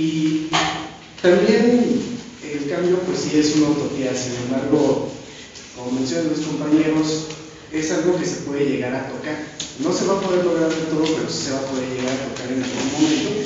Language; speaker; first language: Spanish; native; Spanish